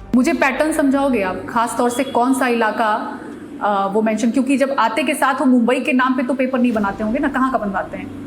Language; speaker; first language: Hindi; native; Hindi